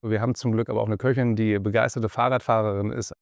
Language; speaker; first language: German; native; German